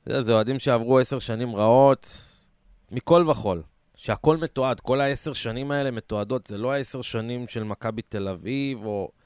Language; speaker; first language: Hebrew; native; Hebrew